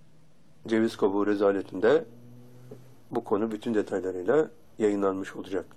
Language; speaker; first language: Turkish; native; Turkish